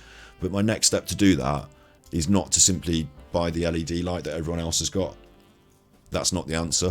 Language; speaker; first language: English; native; English